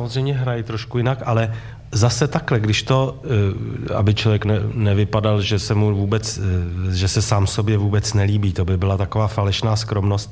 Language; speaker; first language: Czech; native; Czech